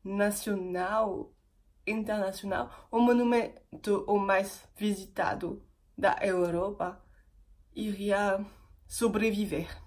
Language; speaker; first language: Portuguese; non-native, fluent; French